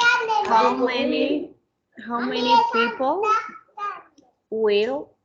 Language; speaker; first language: English; non-native, learner; Spanish